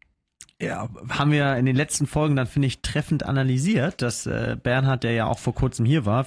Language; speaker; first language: German; native; German